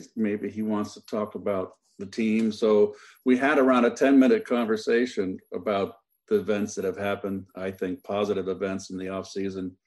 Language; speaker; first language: English; native; English